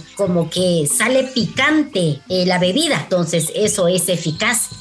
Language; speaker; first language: Spanish; non-native, local second language; Kʼicheʼ